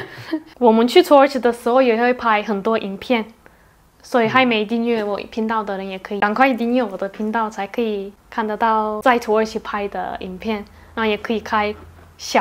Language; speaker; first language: Chinese; non-native, fluent; Turkish